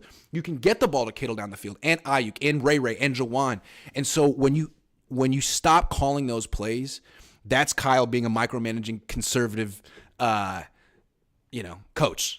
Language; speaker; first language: English; native; English